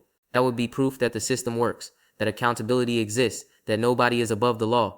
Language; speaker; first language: English; native; English